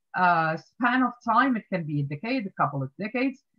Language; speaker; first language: English; non-native, fluent; Arabic